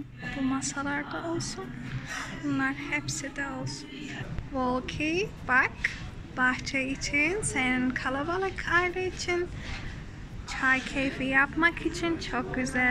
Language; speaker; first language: Turkish; non-native, learner; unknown